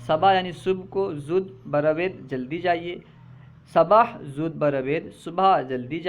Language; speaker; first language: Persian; non-native, fluent; Urdu